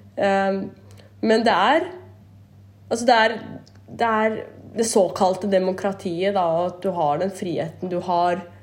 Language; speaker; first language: Norwegian; early bilingual, other home language; Kurdish